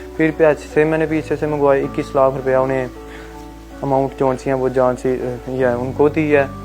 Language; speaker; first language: Urdu; non-native, local second language; Punjabi